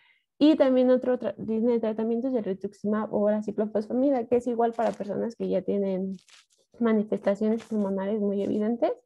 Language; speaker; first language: Spanish; native; Spanish